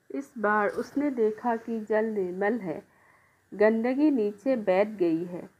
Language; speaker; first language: Hindi; non-native, local second language; Assamese